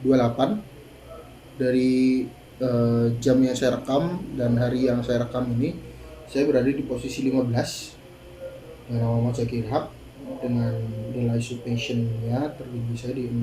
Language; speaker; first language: Indonesian; native; Indonesian